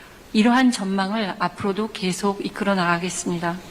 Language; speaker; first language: Korean; native; Korean